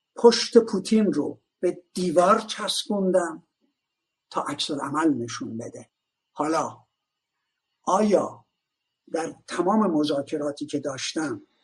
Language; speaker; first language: Persian; native; Persian